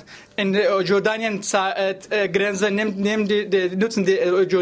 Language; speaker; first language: German; non-native, learner; Arabic